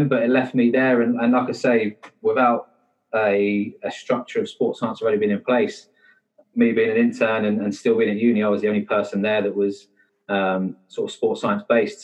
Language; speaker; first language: English; native; English